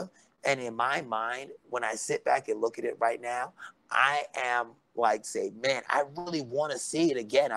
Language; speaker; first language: English; native; English